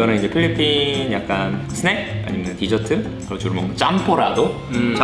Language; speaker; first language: Korean; native; Korean